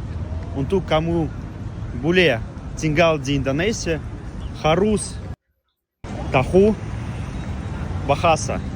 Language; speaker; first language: Indonesian; non-native, learner; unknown